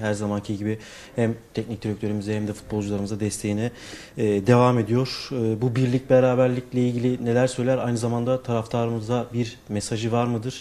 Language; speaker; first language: Turkish; native; Turkish